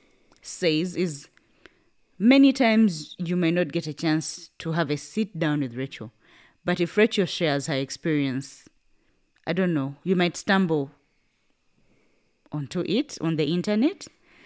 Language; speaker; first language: English; non-native, local second language; Ganda